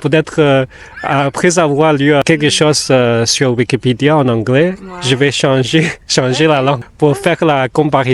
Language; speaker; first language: French; non-native, fluent; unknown